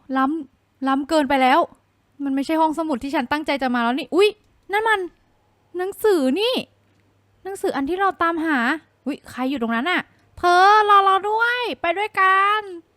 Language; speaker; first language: Thai; native; Thai